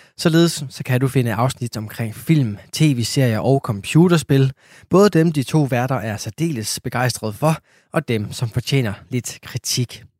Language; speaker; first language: Danish; native; Danish